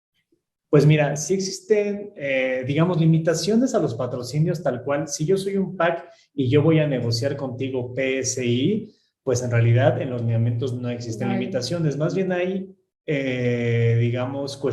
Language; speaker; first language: Spanish; native; Spanish